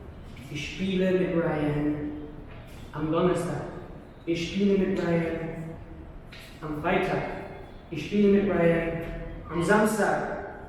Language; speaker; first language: German; non-native, learner; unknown